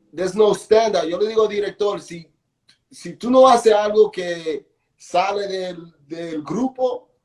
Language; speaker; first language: Spanish; early bilingual, heritage; Spanish